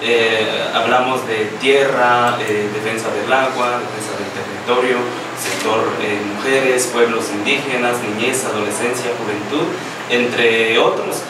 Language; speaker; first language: Spanish; native; Spanish